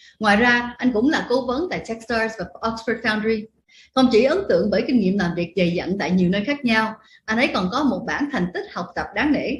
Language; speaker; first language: Vietnamese; early bilingual, heritage; Vietnamese